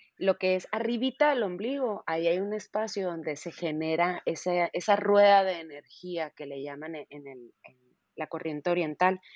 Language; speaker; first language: Spanish; native; Spanish